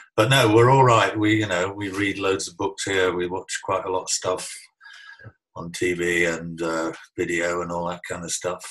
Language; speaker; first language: English; native; English